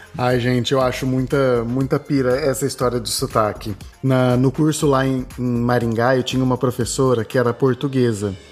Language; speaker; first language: Portuguese; native; Portuguese